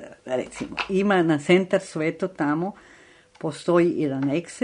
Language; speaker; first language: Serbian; non-native, fluent; Spanish